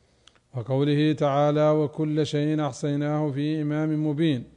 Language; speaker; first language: Arabic; native; Arabic